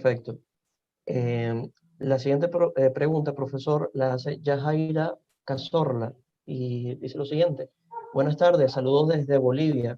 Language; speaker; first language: Spanish; native; Spanish